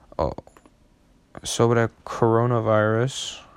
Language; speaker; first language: Spanish; non-native, learner; English